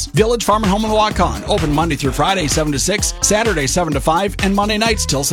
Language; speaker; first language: English; native; English